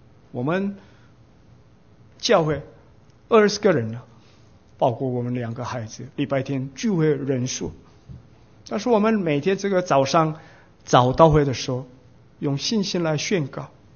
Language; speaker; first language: Chinese; non-native, fluent; Korean